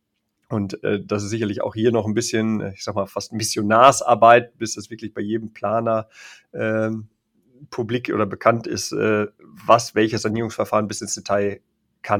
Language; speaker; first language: German; native; German